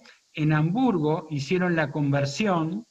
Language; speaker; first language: Spanish; native; Spanish